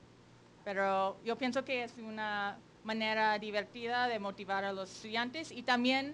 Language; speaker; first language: Spanish; non-native, fluent; English